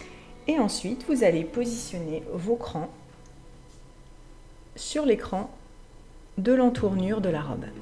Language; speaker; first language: French; native; French